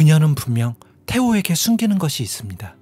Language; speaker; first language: Korean; native; Korean